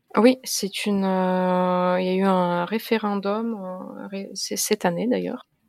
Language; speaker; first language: French; non-native, fluent; Russian